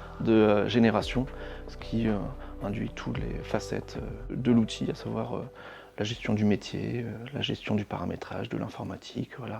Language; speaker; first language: French; native; French